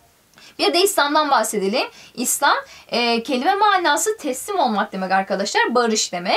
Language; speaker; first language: Turkish; native; Turkish